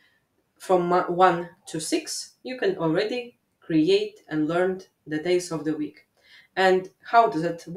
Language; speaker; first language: English; non-native, fluent; Latvian